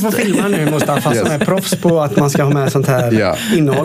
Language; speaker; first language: Swedish; native; Swedish